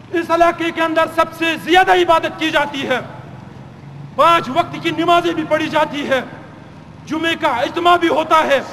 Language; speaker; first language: Urdu; non-native, local second language; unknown